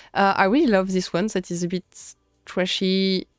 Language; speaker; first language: English; non-native, fluent; French